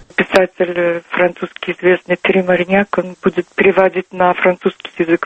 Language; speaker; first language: Russian; non-native, local second language; Turkmen